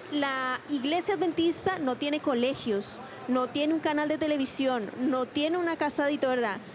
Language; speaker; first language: Spanish; native; Spanish